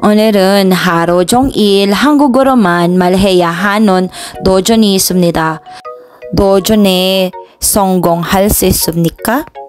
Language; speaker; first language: Korean; non-native, learner; Filipino